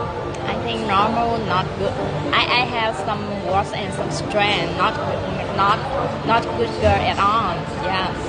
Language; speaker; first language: English; non-native, learner; Vietnamese